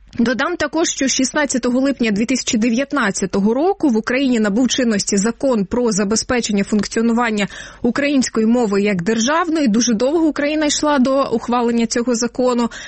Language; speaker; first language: Ukrainian; native; Ukrainian